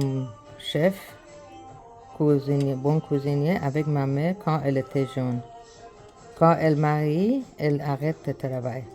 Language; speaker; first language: French; non-native, learner; Persian